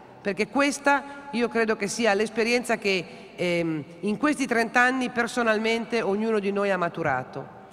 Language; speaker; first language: Italian; native; Italian